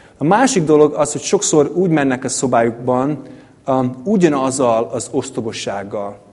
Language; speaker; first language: Hungarian; non-native, fluent; English